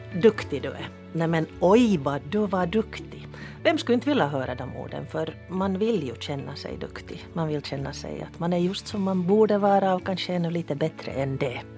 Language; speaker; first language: Swedish; native; Swedish